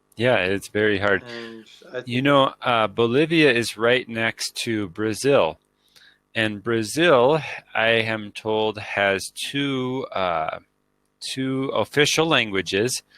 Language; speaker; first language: English; native; English